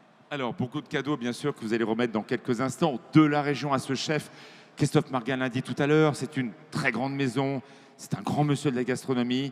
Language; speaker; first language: French; native; French